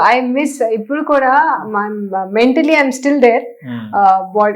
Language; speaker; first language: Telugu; non-native, learner; Hindi